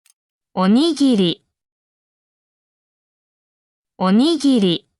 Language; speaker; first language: Japanese; native; Japanese